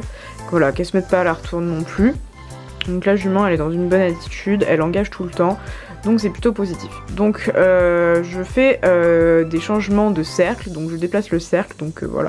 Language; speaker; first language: French; native; French